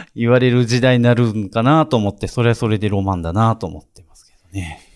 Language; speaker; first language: Japanese; native; Japanese